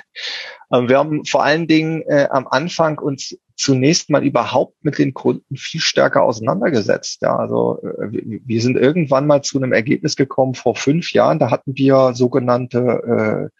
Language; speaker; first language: German; native; German